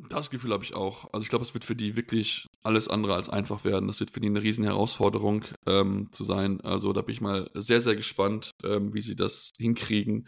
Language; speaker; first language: German; native; German